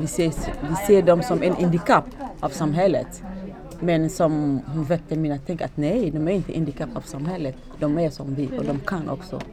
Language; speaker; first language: Swedish; non-native, learner; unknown